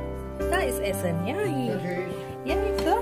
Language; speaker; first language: German; non-native, learner; Filipino